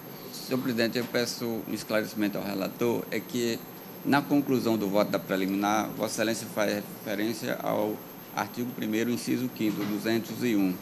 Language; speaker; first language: Portuguese; native; Portuguese